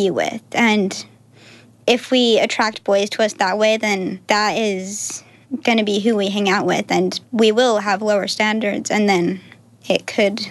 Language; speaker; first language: English; native; English